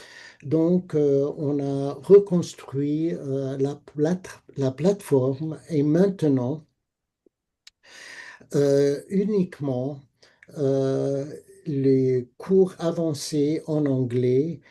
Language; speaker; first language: French; non-native, fluent; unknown